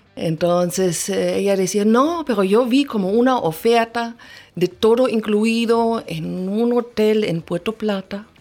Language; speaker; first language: Spanish; non-native, fluent; German